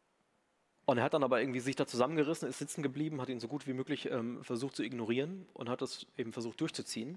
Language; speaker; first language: German; native; German